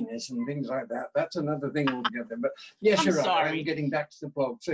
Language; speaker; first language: English; native; English